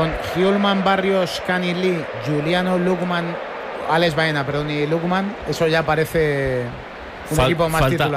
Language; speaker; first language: Spanish; native; Spanish